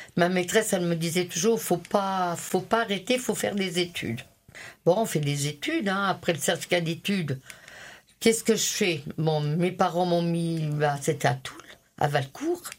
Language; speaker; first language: French; early bilingual, other home language; Italian